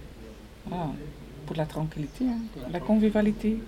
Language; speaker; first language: French; non-native, learner; Dutch